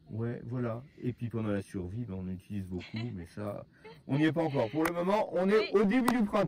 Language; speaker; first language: French; native; French